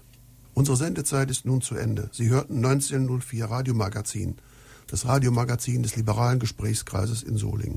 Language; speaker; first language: German; native; German